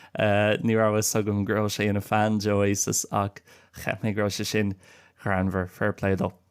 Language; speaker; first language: Irish; non-native, local second language; English